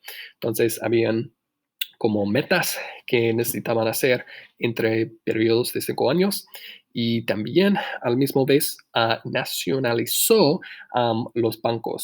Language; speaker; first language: Spanish; non-native, fluent; English